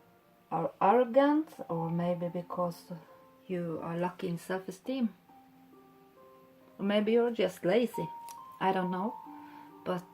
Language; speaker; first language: English; non-native, fluent; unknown